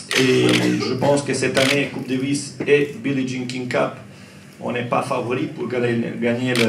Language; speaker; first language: French; non-native, learner; Croatian